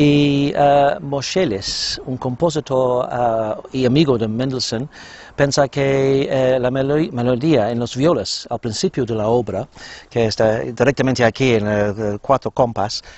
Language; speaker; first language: Spanish; non-native, fluent; English